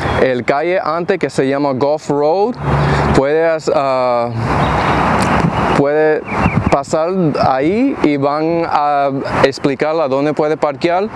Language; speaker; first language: Spanish; early bilingual, heritage; English